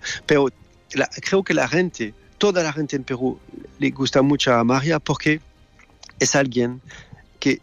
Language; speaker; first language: Spanish; non-native, fluent; French